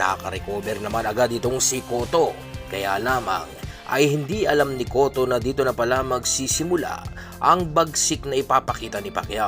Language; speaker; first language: Filipino; non-native, local second language; Cebuano